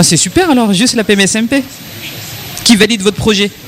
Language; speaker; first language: French; native; French